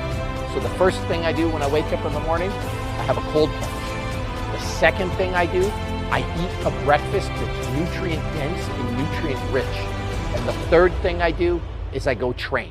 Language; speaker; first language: English; native; English